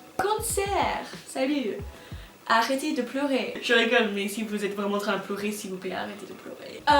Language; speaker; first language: French; non-native, fluent; English